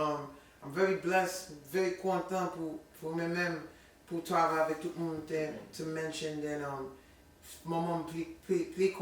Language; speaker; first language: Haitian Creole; early bilingual, heritage; English